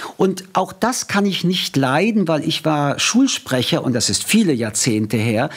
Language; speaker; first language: German; early bilingual, other home language; French